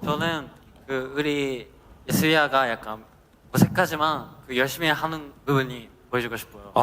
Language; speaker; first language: Korean; non-native, learner; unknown